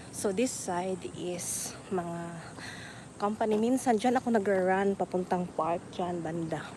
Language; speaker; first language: Filipino; non-native, local second language; Waray